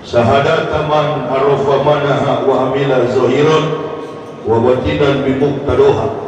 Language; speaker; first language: Indonesian; native; Indonesian